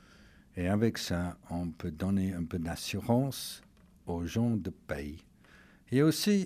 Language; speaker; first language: French; non-native, fluent; English